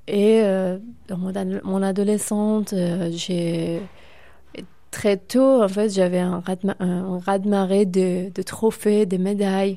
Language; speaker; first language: French; non-native, fluent; Persian